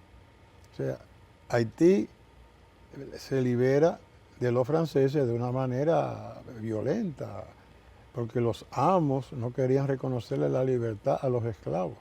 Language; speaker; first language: Spanish; native; Spanish